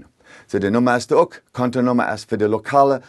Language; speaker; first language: German; early bilingual, heritage; Plautdietsch